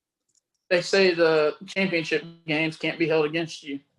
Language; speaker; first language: English; native; English